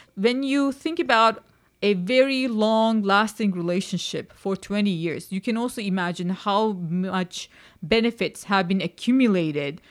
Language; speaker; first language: English; non-native, fluent; Turkish